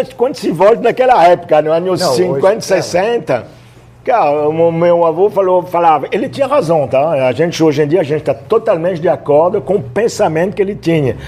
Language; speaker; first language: Portuguese; non-native, fluent; French